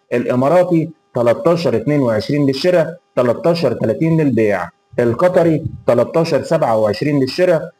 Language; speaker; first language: Arabic; native; Arabic